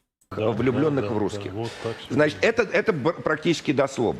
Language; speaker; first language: Russian; native; Russian